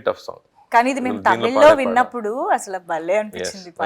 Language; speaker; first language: Telugu; native; Telugu